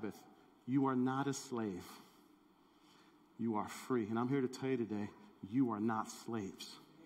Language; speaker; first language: English; native; English